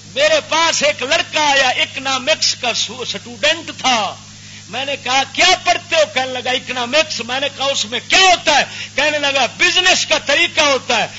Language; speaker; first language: Urdu; non-native, local second language; Punjabi